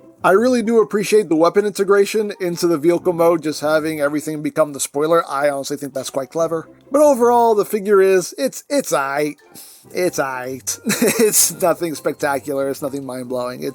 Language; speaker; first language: English; native; English